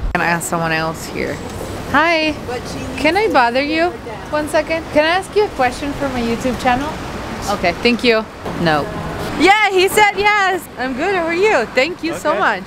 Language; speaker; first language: English; non-native, fluent; Italian